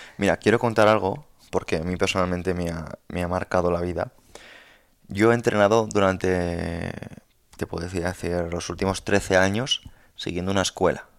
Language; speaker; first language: Spanish; native; Spanish